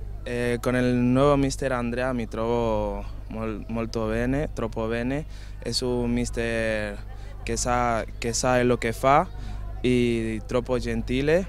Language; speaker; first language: Italian; non-native, fluent; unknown